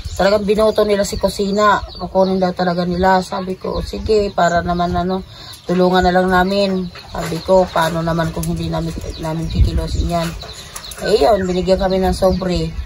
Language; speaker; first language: Filipino; non-native, local second language; Waray